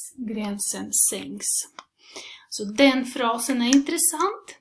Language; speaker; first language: Swedish; non-native, fluent; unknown